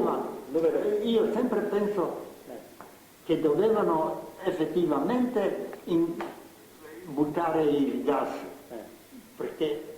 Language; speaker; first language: Italian; non-native, fluent; Slovenian